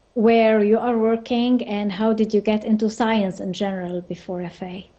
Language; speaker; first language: English; non-native, fluent; French